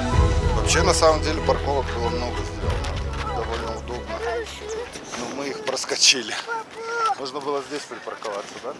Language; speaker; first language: Russian; native; Russian